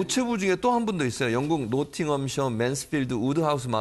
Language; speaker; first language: Korean; native; Korean